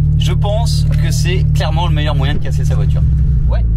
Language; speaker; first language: French; native; French